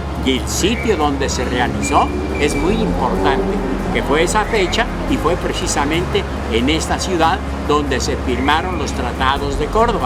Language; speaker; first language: Spanish; native; Spanish